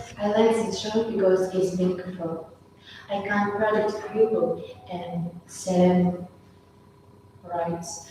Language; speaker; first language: English; non-native, learner; Russian